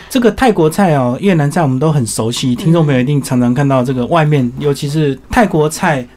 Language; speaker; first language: Chinese; native; Chinese